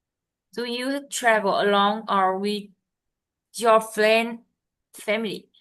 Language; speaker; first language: English; non-native, learner; Vietnamese